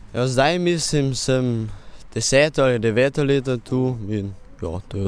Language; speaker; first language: Slovenian; non-native, local second language; German